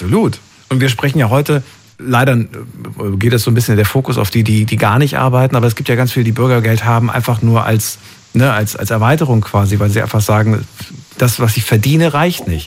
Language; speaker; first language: German; native; German